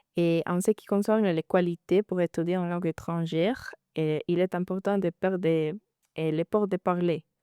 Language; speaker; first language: French; non-native, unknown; Spanish